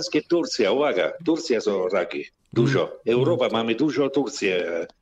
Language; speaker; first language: Polish; non-native, learner; Italian